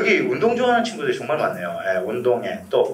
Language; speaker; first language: Korean; native; Korean